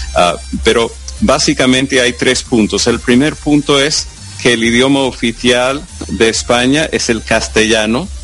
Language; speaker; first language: Spanish; non-native, fluent; English